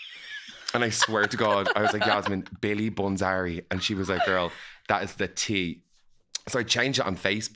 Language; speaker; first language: English; native; English